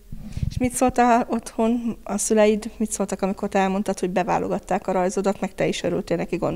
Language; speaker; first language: Hungarian; native; Hungarian